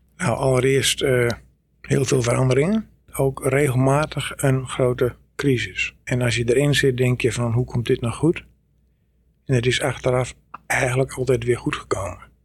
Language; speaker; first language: Dutch; native; Dutch